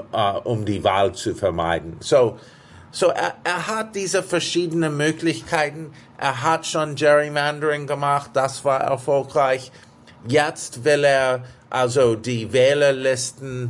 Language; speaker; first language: German; non-native, fluent; English